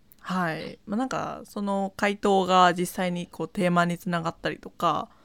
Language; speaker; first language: Japanese; non-native, fluent; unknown